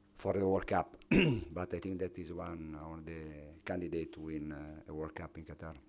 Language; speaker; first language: English; non-native, learner; Italian